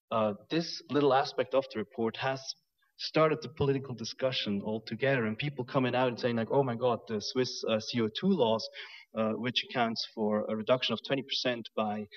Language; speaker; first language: English; non-native, fluent; German